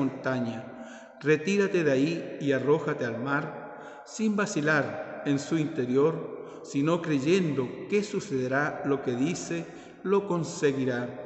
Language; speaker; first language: Spanish; native; Spanish